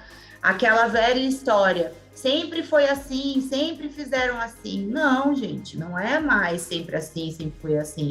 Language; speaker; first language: Portuguese; native; Portuguese